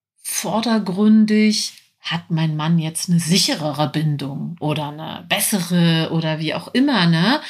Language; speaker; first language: German; native; German